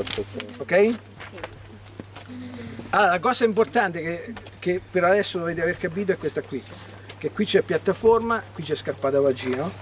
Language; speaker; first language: Italian; native; Italian